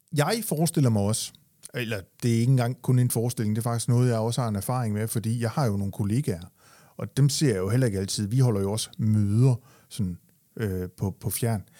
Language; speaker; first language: Danish; native; Danish